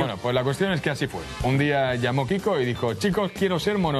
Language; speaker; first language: Spanish; native; Spanish